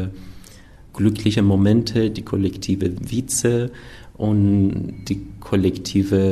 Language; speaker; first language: German; non-native, fluent; Persian